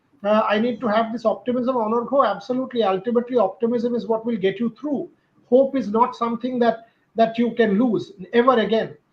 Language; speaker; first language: English; non-native, local second language; Bangla